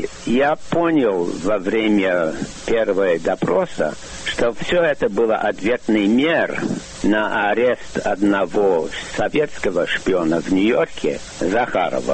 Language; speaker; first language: Russian; non-native, fluent; English